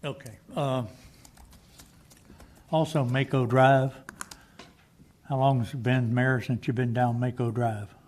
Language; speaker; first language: English; native; English